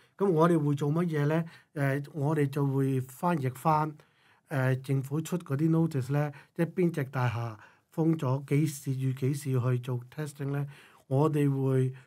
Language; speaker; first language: Cantonese; non-native, local second language; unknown